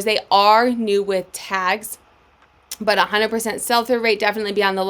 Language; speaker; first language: English; native; English